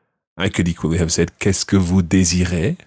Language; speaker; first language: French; non-native, fluent; English